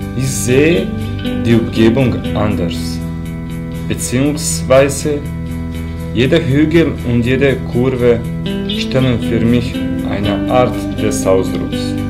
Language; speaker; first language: German; non-native, learner; Serbian